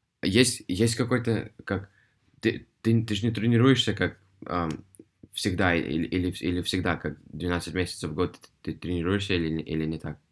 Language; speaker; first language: Russian; early bilingual, heritage; Russian